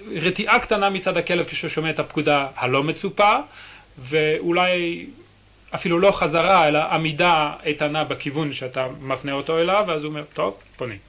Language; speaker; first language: Hebrew; non-native, fluent; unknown